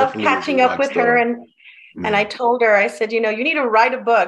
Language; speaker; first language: English; early bilingual, other home language; Spanish